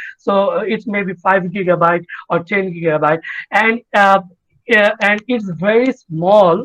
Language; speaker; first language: English; non-native, fluent; Bangla